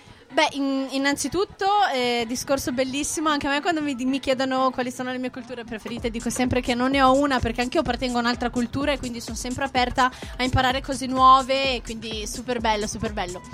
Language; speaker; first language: Italian; native; Italian